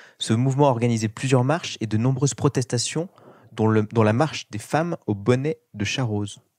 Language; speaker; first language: French; native; French